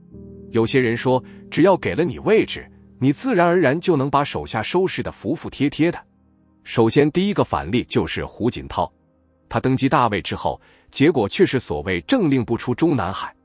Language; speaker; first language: Chinese; native; Chinese